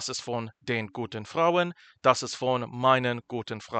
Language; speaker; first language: German; non-native, fluent; English